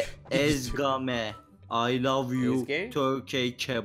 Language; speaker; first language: English; non-native, learner; Turkish